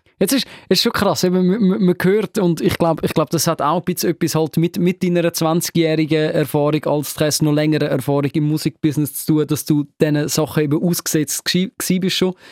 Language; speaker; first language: German; native; German